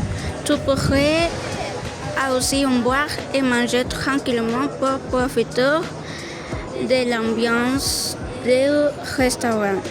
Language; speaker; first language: French; non-native, learner; Spanish